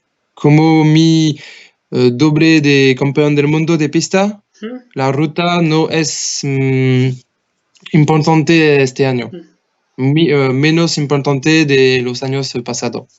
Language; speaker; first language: Spanish; non-native, learner; French